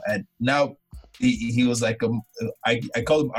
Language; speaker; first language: English; non-native, local second language; Yoruba